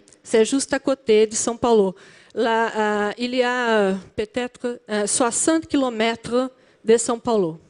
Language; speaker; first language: French; non-native, learner; Portuguese